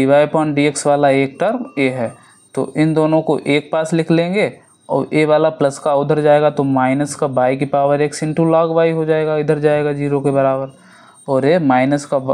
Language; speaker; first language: Hindi; native; Hindi